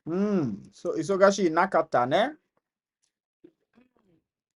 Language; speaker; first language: Japanese; non-native, learner; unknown